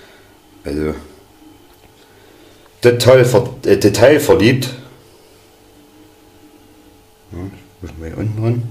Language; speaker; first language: German; native; German